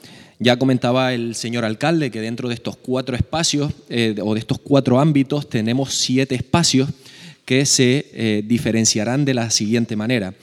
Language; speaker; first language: Spanish; native; Spanish